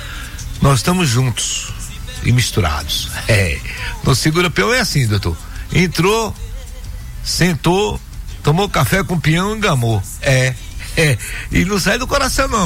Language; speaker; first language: Portuguese; native; Portuguese